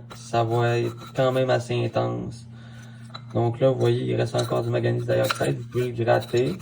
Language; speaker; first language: French; native; French